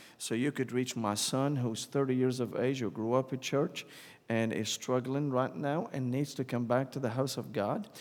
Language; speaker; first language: English; non-native, fluent; Arabic